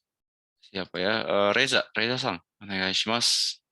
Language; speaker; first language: Indonesian; native; Indonesian